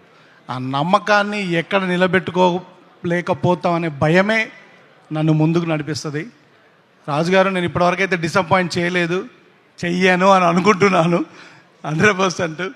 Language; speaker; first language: Telugu; native; Telugu